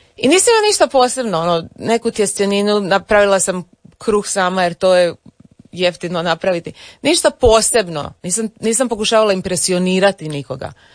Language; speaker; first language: Croatian; early bilingual, heritage; English